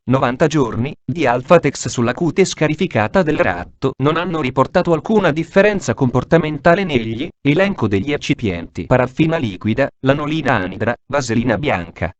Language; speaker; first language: Italian; native; Italian